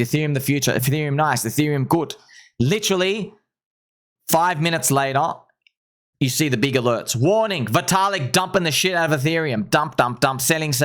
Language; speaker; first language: English; native; English